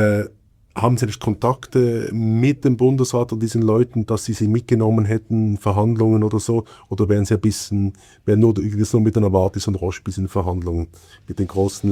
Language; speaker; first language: German; native; German